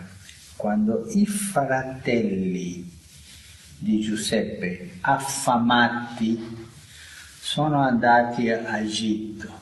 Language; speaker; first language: Italian; non-native, fluent; Spanish